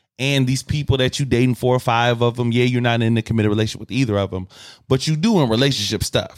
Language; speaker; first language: English; native; English